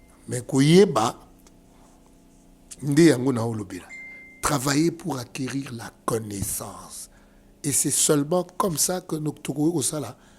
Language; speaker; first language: French; non-native, local second language; Lingala